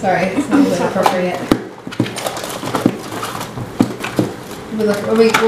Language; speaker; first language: English; native; English